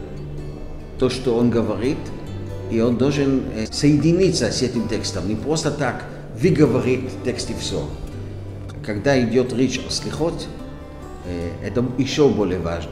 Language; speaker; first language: Russian; non-native, fluent; Hebrew